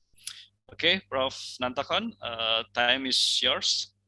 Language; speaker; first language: English; non-native, fluent; Indonesian